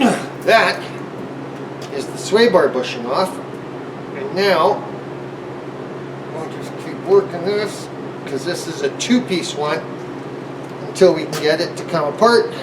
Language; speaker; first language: English; native; English